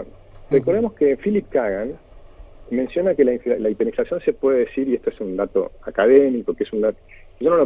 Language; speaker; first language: Spanish; native; Spanish